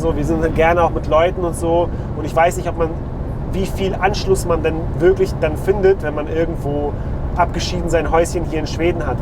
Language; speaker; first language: German; native; German